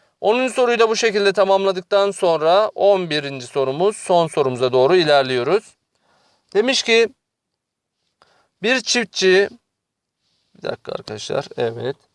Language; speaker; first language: Turkish; native; Turkish